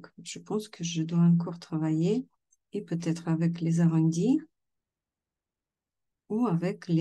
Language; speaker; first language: French; non-native, fluent; Russian